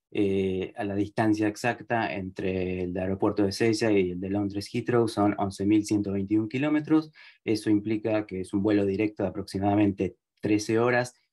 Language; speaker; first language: Spanish; native; Spanish